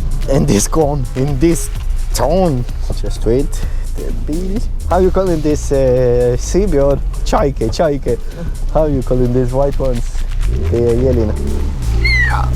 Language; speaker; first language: English; non-native, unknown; Ukrainian